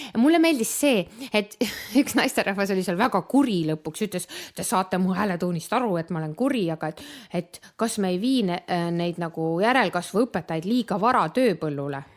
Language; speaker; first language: Estonian; native; Estonian